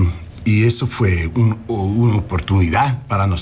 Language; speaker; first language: Spanish; non-native, learner; English